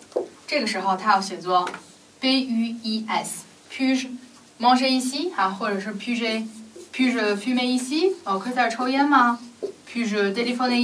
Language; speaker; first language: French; non-native, fluent; Chinese